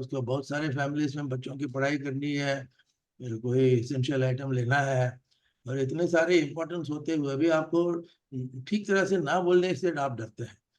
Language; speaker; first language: Hindi; non-native, local second language; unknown